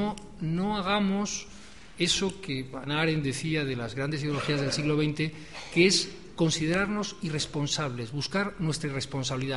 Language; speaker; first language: Spanish; native; Spanish